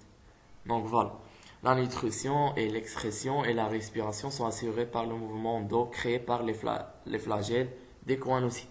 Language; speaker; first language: French; non-native, local second language; Arabic